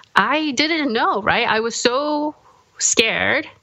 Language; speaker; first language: English; early bilingual, other home language; Korean